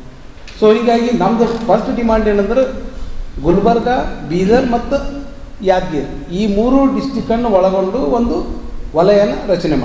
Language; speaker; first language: Kannada; native; Kannada